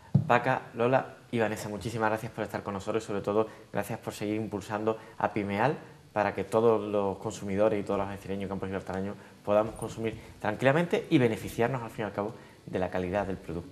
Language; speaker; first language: Spanish; native; Spanish